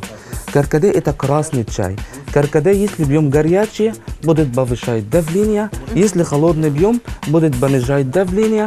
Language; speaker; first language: Russian; non-native, learner; Arabic